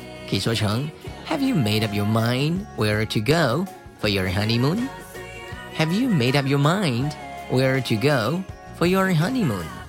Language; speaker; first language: English; non-native, fluent; Chinese